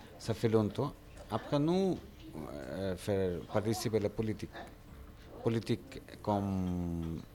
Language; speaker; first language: French; non-native, learner; Bangla